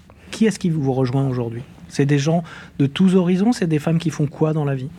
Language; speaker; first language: French; native; French